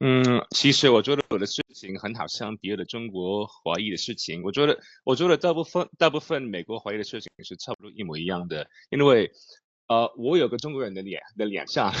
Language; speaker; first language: Chinese; non-native, learner; English